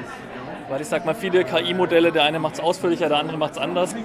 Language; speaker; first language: German; native; German